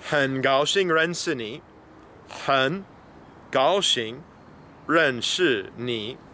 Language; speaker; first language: Chinese; non-native, learner; English